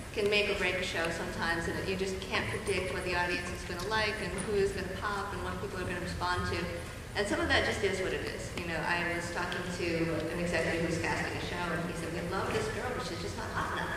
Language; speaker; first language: English; native; English